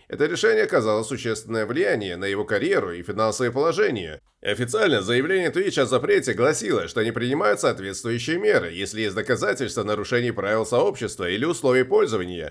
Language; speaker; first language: Russian; native; Russian